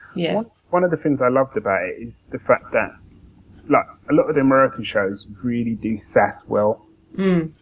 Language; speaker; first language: English; native; English